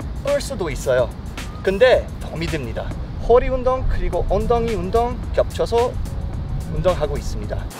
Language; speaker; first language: Korean; non-native, fluent; English